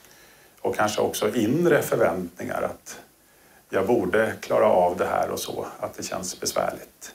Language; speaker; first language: Swedish; native; Swedish